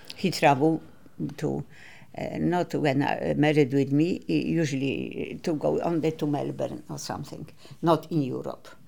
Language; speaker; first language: English; non-native, learner; Polish